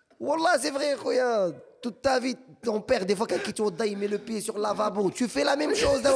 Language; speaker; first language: French; non-native, local second language; Arabic